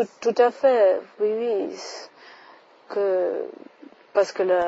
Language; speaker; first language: French; non-native, fluent; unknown